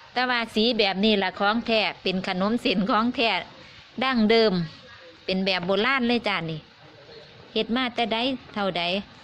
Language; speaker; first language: Thai; native; Thai